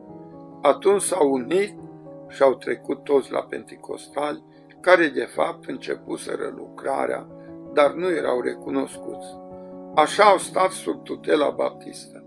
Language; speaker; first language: Romanian; native; Romanian